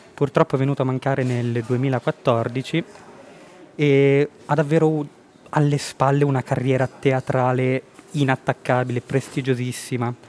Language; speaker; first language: Italian; native; Italian